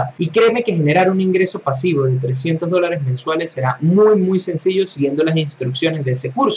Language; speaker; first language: Spanish; native; Spanish